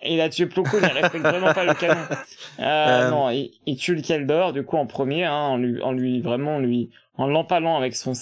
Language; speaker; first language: French; native; French